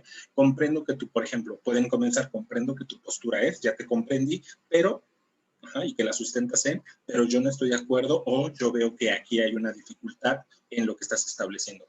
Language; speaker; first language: Spanish; native; Spanish